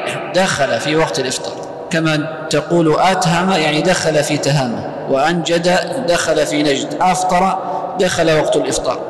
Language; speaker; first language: Arabic; native; Arabic